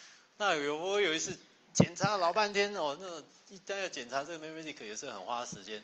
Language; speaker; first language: Chinese; native; Chinese